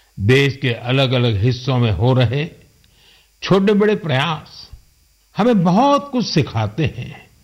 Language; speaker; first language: Hindi; non-native, local second language; Gujarati